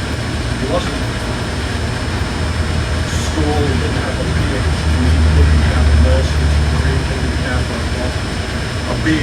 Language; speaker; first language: English; native; English